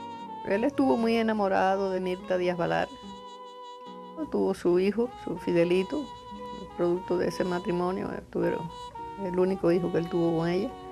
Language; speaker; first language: Spanish; native; Spanish